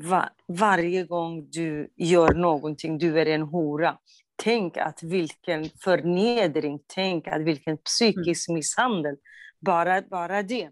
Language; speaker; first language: Swedish; non-native, fluent; Kurdish